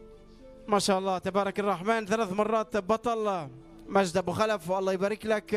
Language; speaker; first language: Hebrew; non-native, local second language; Arabic